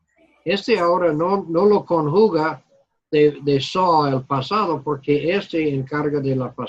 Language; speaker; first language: Spanish; non-native, learner; English